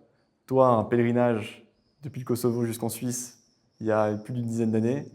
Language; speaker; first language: French; native; French